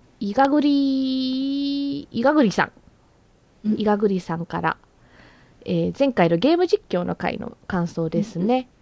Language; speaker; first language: Japanese; early bilingual, heritage; Japanese